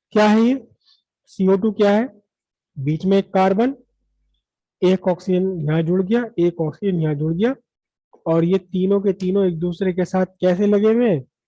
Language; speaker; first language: Hindi; native; Hindi